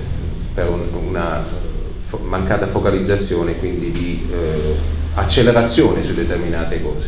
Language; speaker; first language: Italian; native; Italian